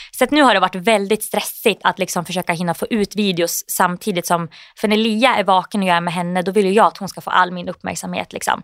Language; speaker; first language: Swedish; native; Swedish